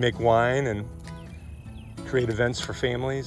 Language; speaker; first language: English; native; English